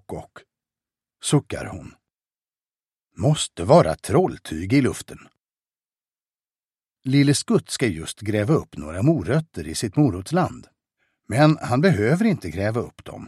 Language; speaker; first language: Swedish; native; Swedish